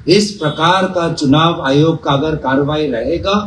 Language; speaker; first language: Hindi; non-native, local second language; Assamese